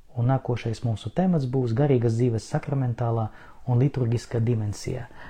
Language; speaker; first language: Latvian; non-native, local second language; Russian